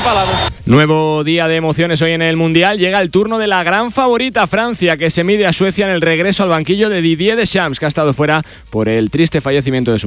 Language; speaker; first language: Spanish; native; Spanish